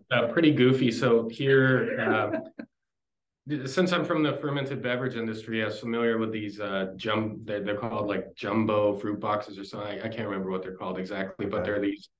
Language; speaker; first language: English; native; English